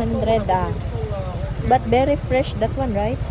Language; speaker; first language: English; non-native, local second language; Filipino